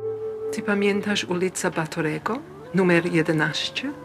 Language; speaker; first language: Polish; early bilingual, heritage; English